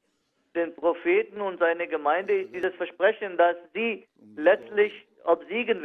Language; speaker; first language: German; non-native, fluent; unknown